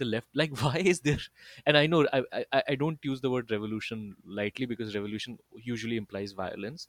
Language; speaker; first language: English; non-native, local second language; Bangla